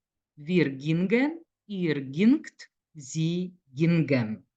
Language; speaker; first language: German; non-native, fluent; Lithuanian